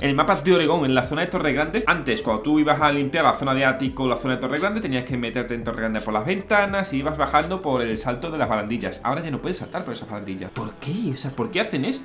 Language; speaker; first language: Spanish; native; Spanish